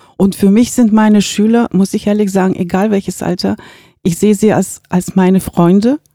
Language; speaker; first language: German; non-native, fluent; Bulgarian